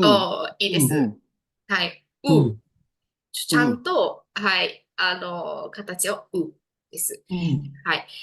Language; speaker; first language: Japanese; non-native, fluent; Indonesian